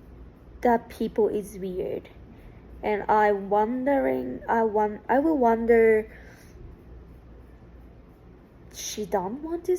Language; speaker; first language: English; non-native, fluent; Japanese